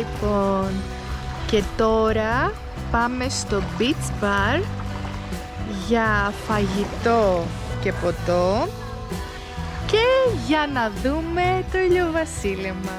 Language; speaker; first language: Greek; native; Greek